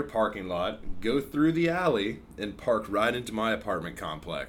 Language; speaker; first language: English; native; English